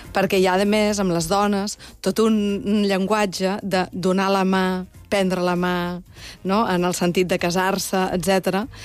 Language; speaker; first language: Catalan; native; Catalan